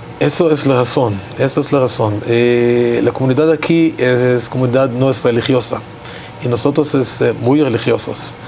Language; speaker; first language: Spanish; non-native, learner; Hebrew